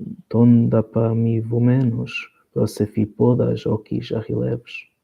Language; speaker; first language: Greek; non-native, learner; Portuguese